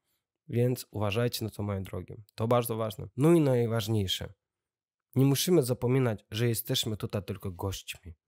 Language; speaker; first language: Polish; non-native, learner; Russian